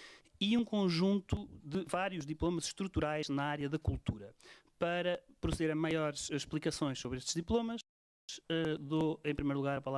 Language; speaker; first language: Portuguese; native; Portuguese